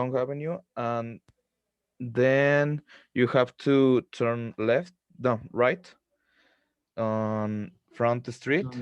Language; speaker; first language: English; non-native, learner; Spanish